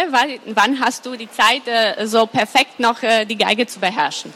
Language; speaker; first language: German; non-native, fluent; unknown